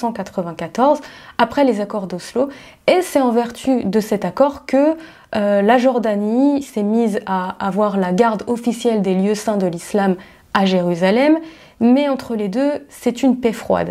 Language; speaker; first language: French; native; French